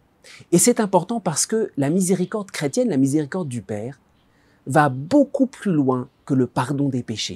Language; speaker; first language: French; native; French